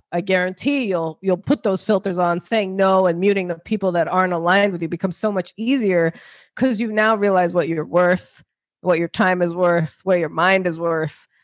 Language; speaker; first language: English; native; English